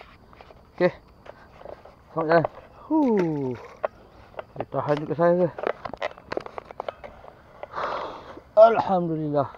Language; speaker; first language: Malay; native; Malay